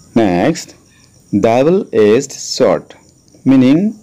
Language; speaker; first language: English; non-native, local second language; Assamese